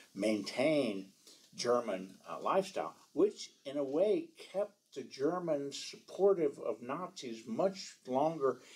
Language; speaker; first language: English; native; English